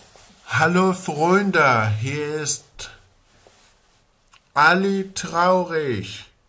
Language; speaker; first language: German; non-native, learner; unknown